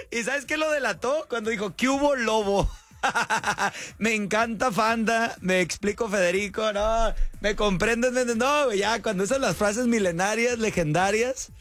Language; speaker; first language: Spanish; native; Spanish